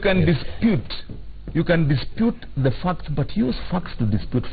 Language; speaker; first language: English; non-native, local second language; Kikuyu